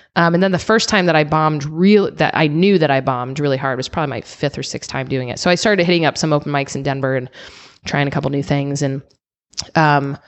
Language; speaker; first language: English; native; English